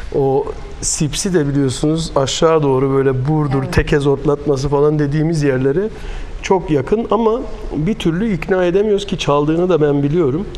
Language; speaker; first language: Turkish; early bilingual, heritage; Turkish